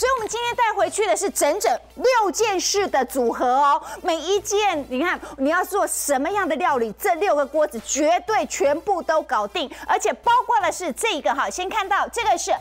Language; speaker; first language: Chinese; native; Chinese